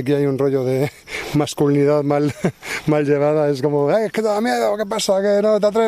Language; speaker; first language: Spanish; native; Spanish